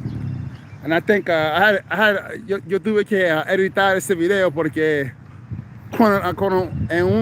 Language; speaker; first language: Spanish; non-native, fluent; English